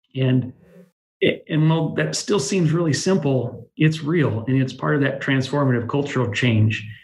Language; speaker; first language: English; native; English